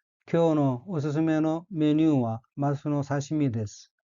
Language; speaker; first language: Japanese; non-native, learner; Korean